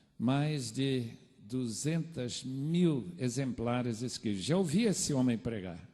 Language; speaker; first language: Portuguese; non-native, fluent; English